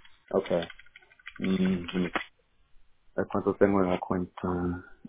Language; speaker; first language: Spanish; early bilingual, heritage; Spanish